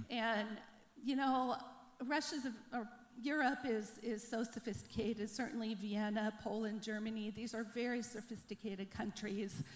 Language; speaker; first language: English; native; English